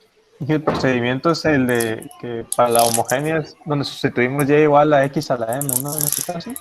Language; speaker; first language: Spanish; native; Spanish